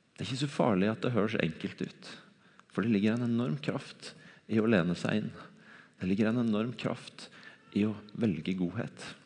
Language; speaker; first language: Norwegian; native; Norwegian